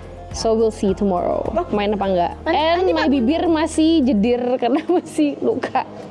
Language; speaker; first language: Indonesian; early bilingual, heritage; Indonesian